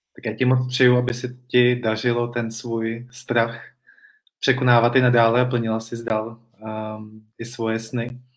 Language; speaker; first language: Czech; native; Czech